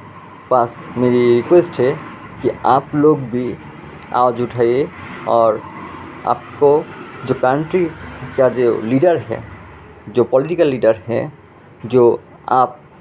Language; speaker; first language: Hindi; non-native, fluent; Bangla